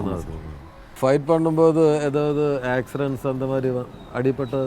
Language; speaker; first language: Tamil; non-native, fluent; Malayalam